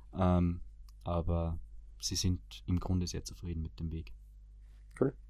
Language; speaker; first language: German; early bilingual, other home language; Bosnian